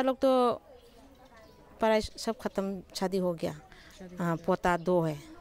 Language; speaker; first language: Hindi; non-native, local second language; Manipuri